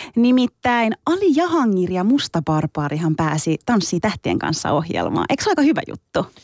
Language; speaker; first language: Finnish; early bilingual, other home language; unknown